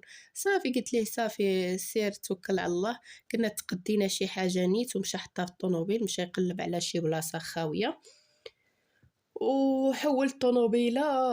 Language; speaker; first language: Arabic; native; Arabic